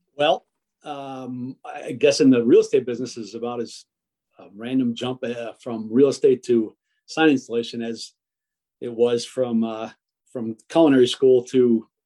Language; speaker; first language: English; early bilingual, other home language; Italian